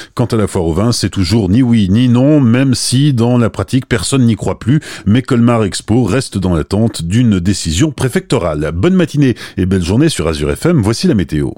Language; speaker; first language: French; native; French